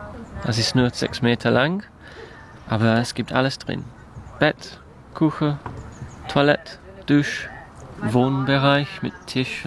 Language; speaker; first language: German; non-native, fluent; English